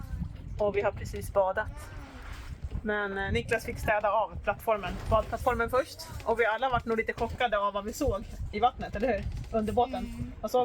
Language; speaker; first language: Swedish; native; Swedish